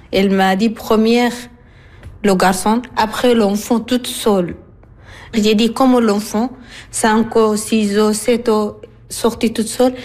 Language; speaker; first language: French; non-native, learner; Arabic